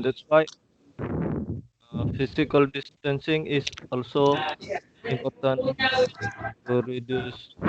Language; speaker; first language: English; non-native, learner; Indonesian